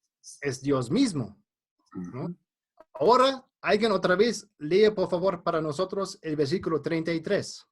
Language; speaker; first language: Spanish; non-native, fluent; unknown